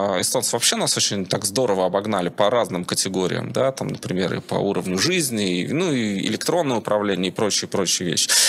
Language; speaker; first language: Russian; native; Russian